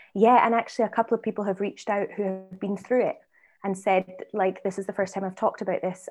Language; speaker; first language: English; native; English